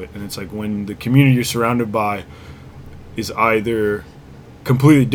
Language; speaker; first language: English; native; English